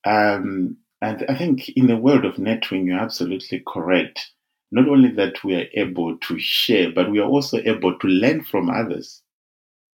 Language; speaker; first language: English; non-native, local second language; Shona